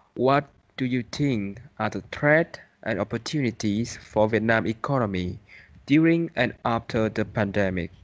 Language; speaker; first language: English; non-native, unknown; Vietnamese